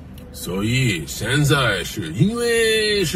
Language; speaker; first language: Chinese; non-native, learner; English